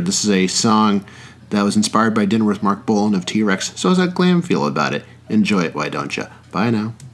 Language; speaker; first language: English; early bilingual, other home language; Spanish